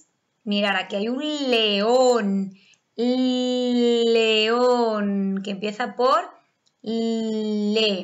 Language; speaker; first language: Spanish; native; Spanish